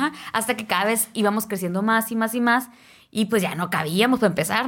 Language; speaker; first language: Spanish; native; Spanish